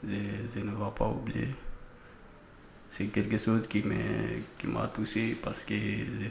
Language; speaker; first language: French; non-native, learner; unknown